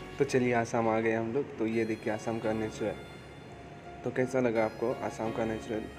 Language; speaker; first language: Hindi; non-native, local second language; Bangla